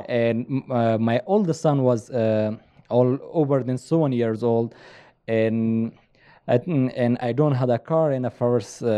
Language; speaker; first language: English; non-native, learner; Persian